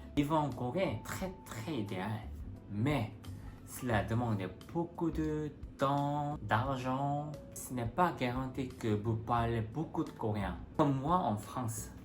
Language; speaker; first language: French; non-native, fluent; Korean